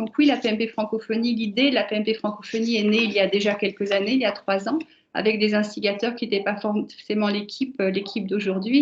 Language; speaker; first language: French; native; French